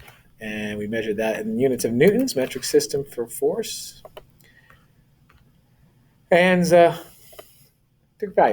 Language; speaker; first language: English; native; English